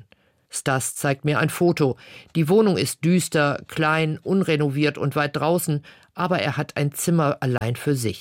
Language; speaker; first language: German; native; German